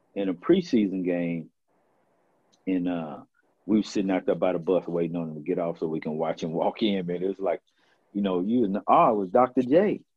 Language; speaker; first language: English; native; English